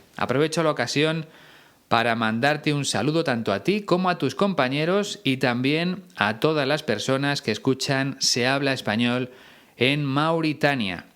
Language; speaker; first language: Spanish; native; Spanish